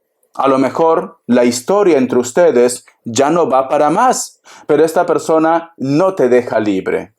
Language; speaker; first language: Spanish; native; Spanish